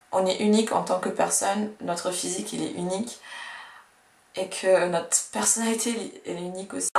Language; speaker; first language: French; early bilingual, other home language; Russian